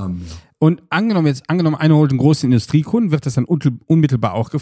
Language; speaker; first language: German; native; German